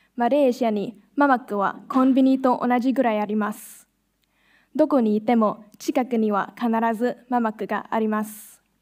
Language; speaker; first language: Japanese; non-native, fluent; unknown